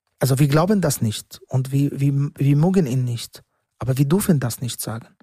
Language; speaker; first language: German; non-native, learner; Arabic